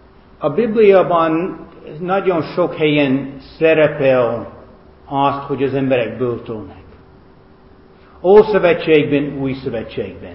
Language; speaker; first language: Hungarian; non-native, fluent; English